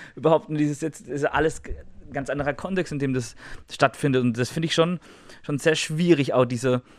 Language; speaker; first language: German; native; German